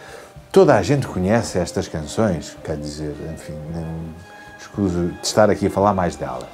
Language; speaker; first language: Portuguese; native; Portuguese